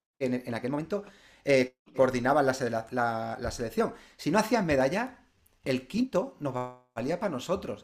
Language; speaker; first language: Spanish; native; Spanish